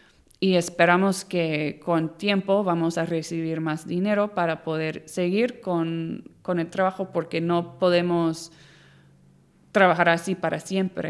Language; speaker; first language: Spanish; non-native, fluent; English